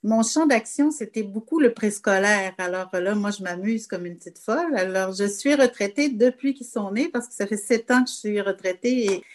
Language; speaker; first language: French; native; French